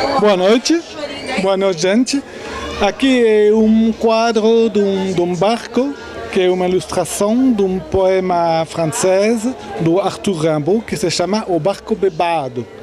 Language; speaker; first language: Portuguese; non-native, fluent; French